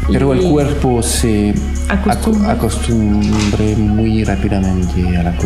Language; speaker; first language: Spanish; non-native, fluent; French